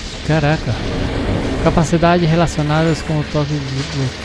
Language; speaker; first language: Portuguese; native; Portuguese